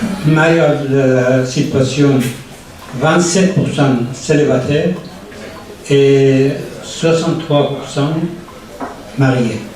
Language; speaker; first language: French; non-native, learner; Persian